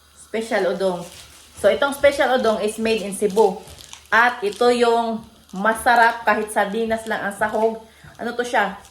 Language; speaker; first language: Filipino; non-native, local second language; Cebuano